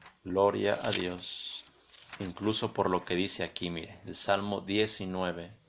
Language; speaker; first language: Spanish; native; Spanish